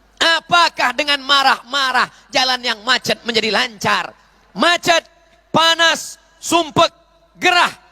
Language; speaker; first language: Indonesian; native; Indonesian